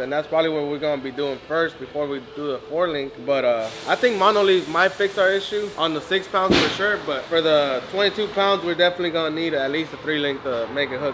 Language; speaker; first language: English; early bilingual, other home language; Spanish